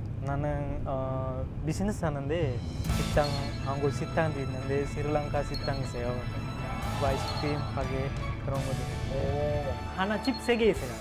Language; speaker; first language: Korean; non-native, learner; Sinhala